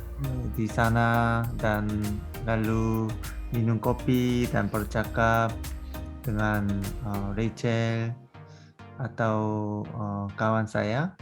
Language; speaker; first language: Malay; non-native, learner; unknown